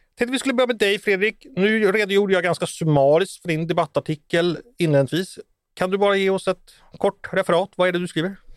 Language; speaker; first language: Swedish; native; Swedish